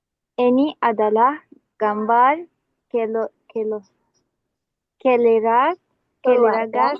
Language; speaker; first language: Indonesian; non-native, learner; Arabic